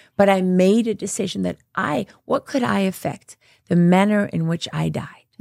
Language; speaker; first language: English; native; English